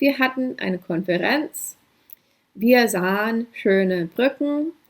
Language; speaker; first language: German; non-native, fluent; English